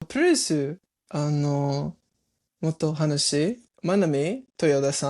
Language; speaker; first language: Japanese; non-native, learner; English